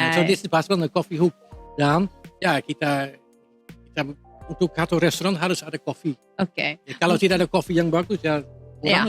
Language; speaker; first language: Indonesian; non-native, fluent; Dutch